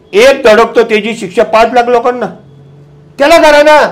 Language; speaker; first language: Marathi; non-native, local second language; Gujarati